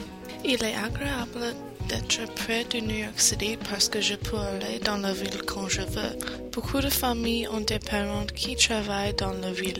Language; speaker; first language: French; non-native, learner; English